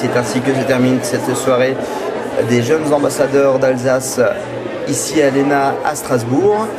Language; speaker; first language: French; native; French